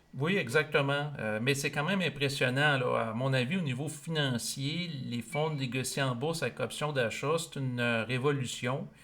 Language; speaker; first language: French; native; French